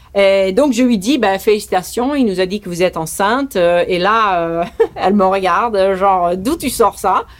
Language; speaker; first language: French; early bilingual, other home language; Dutch